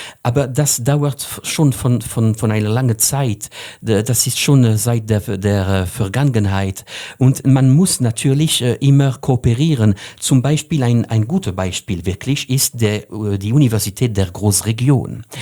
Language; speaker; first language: German; non-native, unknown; French